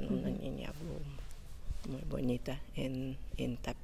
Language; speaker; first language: Spanish; non-native, learner; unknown